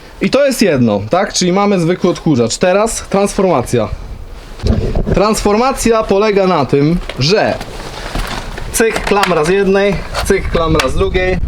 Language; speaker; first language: Polish; native; Polish